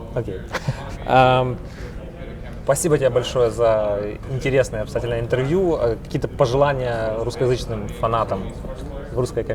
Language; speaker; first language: Russian; native; Russian